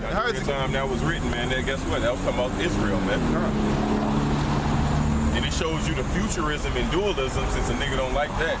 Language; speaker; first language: English; native; English